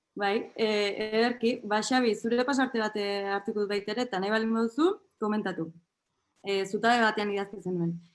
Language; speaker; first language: Basque; non-native, local second language; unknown